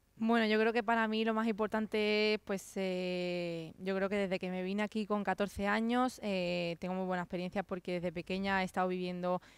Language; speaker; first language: Spanish; native; Spanish